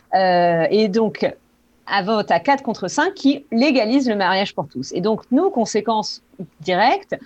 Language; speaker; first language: French; native; French